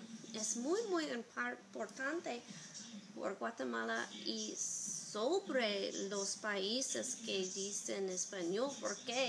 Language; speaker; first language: Spanish; non-native, learner; English